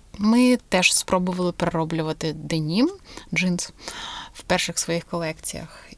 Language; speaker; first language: Ukrainian; non-native, local second language; Russian